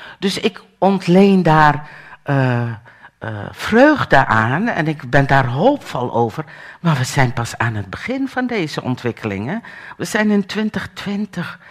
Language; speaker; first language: Dutch; native; Dutch